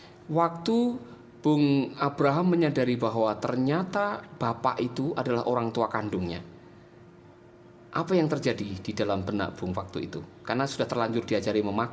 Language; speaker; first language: Indonesian; native; Indonesian